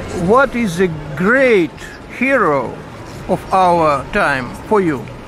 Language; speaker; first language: English; non-native, learner; Russian